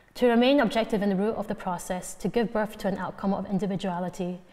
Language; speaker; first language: English; native; English